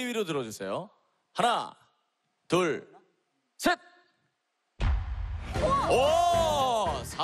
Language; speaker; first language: Korean; native; Korean